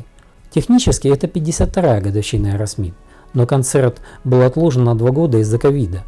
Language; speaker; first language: Russian; native; Russian